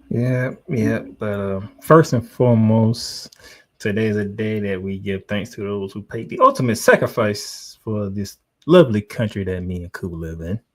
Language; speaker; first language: English; native; English